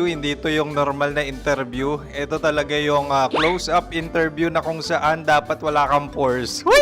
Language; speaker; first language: Filipino; native; Filipino